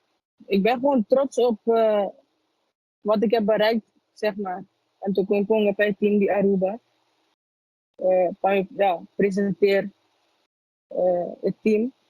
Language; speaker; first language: Dutch; early bilingual, other home language; Papiamento